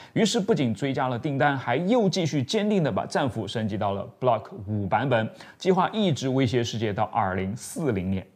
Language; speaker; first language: Chinese; native; Chinese